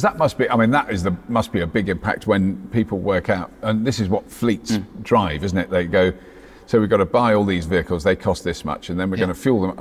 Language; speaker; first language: English; native; English